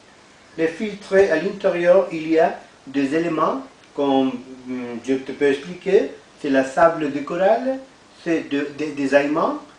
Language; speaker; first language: French; non-native, fluent; Spanish